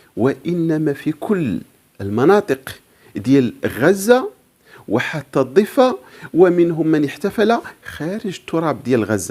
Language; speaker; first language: Arabic; native; Arabic